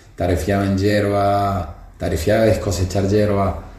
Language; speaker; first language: Spanish; native; Spanish